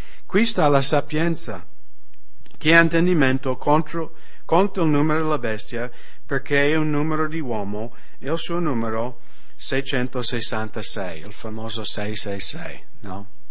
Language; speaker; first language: Italian; non-native, fluent; English